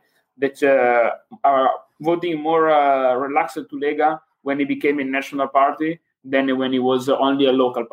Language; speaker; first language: English; non-native, fluent; Italian